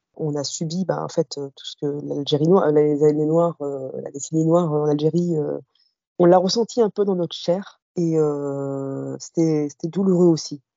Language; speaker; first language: French; early bilingual, other home language; Kabyle